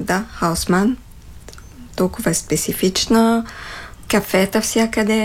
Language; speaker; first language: Bulgarian; non-native, fluent; French